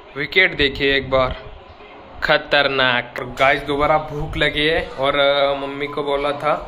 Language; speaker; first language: Hindi; non-native, local second language; Marathi